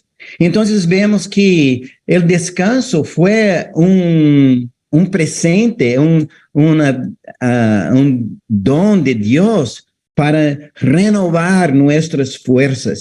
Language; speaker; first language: Spanish; non-native, fluent; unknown